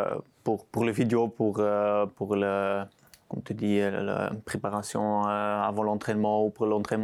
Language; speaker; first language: French; non-native, local second language; Dutch